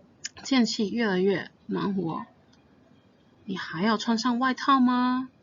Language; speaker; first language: Chinese; non-native, fluent; English